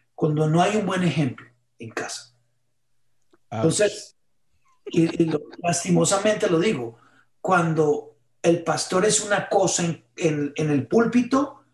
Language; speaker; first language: Spanish; early bilingual, heritage; Spanish